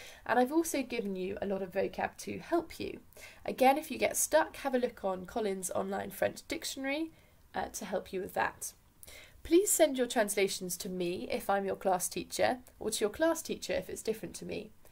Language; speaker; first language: English; native; English